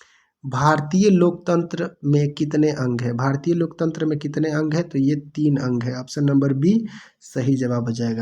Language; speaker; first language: Hindi; non-native, local second language; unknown